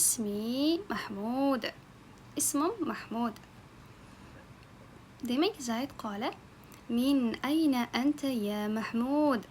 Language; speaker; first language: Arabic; non-native, fluent; Uzbek